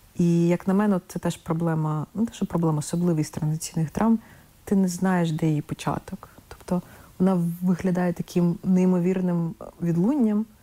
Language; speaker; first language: Ukrainian; non-native, local second language; Russian